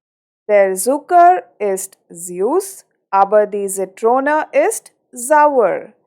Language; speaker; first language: German; non-native, fluent; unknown